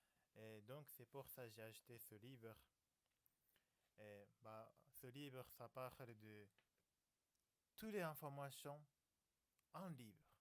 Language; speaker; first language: French; non-native, learner; Japanese